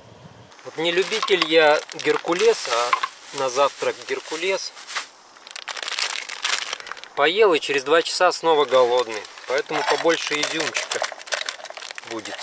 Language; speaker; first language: Russian; native; Russian